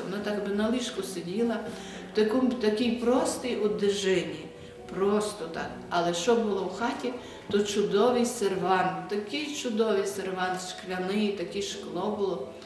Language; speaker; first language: Ukrainian; native; Ukrainian